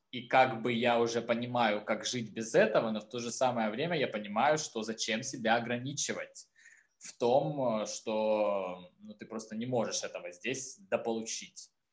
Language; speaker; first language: Russian; native; Russian